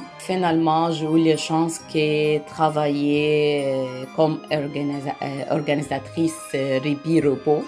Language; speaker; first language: French; non-native, learner; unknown